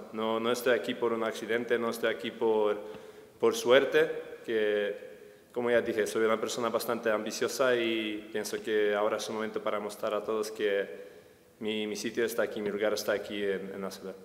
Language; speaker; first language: Spanish; non-native, fluent; Polish